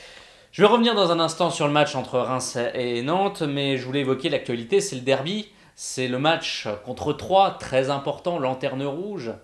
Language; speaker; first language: French; native; French